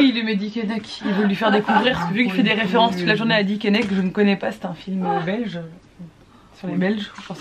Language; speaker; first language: French; native; French